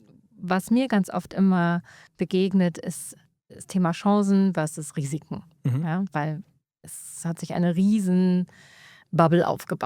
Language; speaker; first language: German; native; German